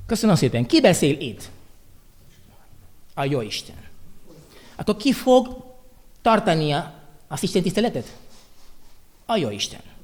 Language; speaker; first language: Hungarian; non-native, learner; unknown